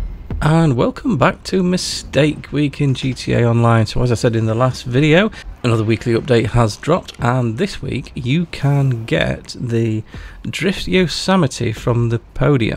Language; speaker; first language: English; native; English